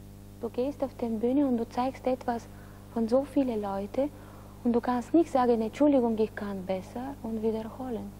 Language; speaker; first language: German; non-native, fluent; Bulgarian